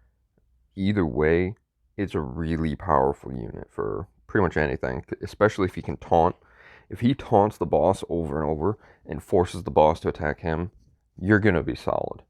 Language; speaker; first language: English; native; English